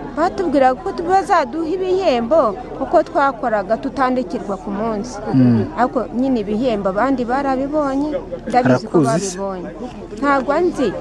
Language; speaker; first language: Kinyarwanda; early bilingual, heritage; Kinyarwanda